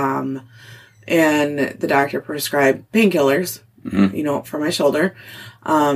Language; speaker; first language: English; native; English